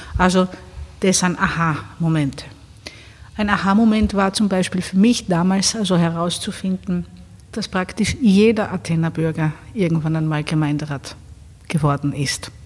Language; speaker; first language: German; non-native, fluent; Greek